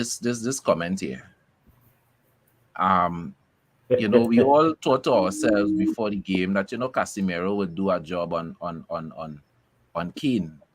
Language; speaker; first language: English; native; English